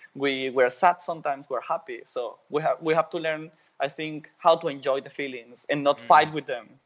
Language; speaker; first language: English; non-native, fluent; Spanish